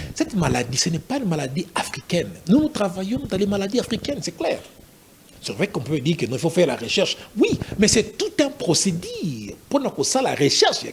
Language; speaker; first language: French; non-native, local second language; Lingala